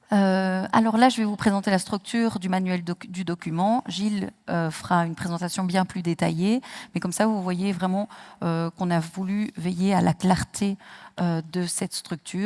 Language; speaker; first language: French; native; French